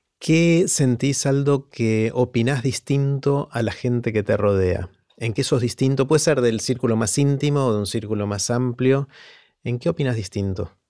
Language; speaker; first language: Spanish; native; Spanish